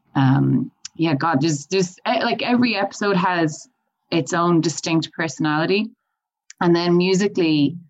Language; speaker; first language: English; native; English